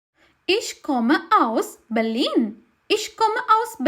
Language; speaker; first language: German; non-native, learner; Sinhala